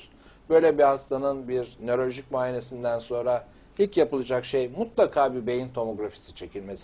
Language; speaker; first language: Turkish; native; Turkish